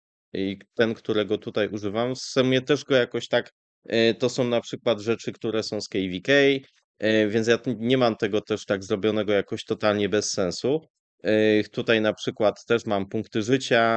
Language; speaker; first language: Polish; native; Polish